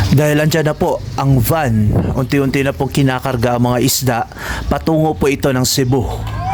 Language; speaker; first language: Filipino; non-native, local second language; Cebuano